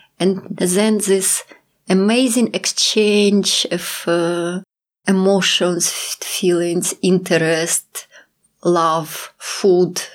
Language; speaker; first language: English; non-native, fluent; Russian